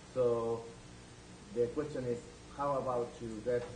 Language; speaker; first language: English; non-native, fluent; Spanish